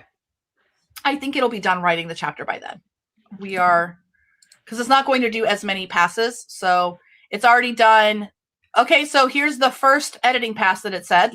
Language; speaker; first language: English; native; English